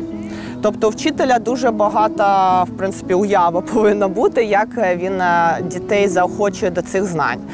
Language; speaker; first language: Ukrainian; native; Ukrainian